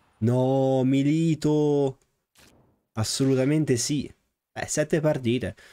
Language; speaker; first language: Italian; native; Italian